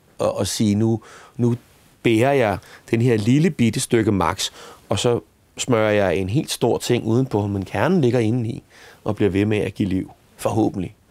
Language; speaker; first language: Danish; native; Danish